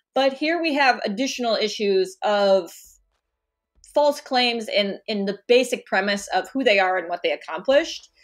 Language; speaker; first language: English; native; English